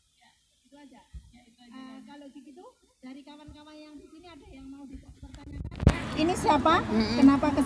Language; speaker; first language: Indonesian; native; Indonesian